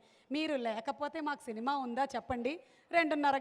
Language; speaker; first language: Telugu; native; Telugu